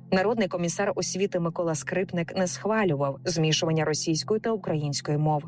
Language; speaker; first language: Ukrainian; native; Ukrainian